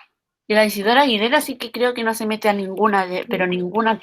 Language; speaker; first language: Spanish; native; Spanish